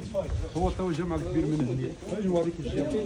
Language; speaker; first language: Arabic; native; Arabic